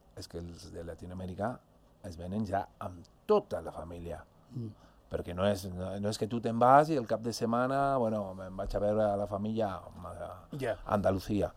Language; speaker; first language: Catalan; non-native, fluent; Spanish